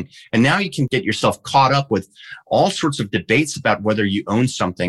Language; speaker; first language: English; early bilingual, heritage; English